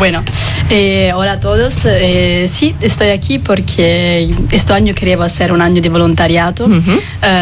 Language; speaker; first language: Spanish; non-native, fluent; Italian